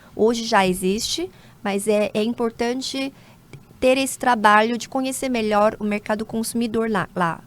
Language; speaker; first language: Portuguese; non-native, fluent; Korean